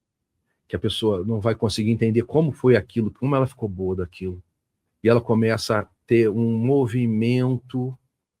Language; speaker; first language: Portuguese; native; Portuguese